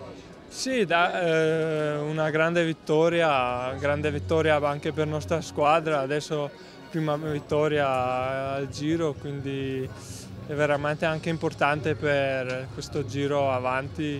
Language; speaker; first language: Italian; non-native, learner; Slovenian